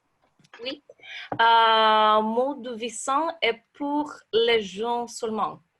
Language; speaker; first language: French; non-native, learner; Russian